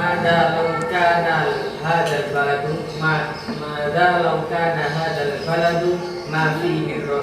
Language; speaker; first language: Arabic; non-native, fluent; Indonesian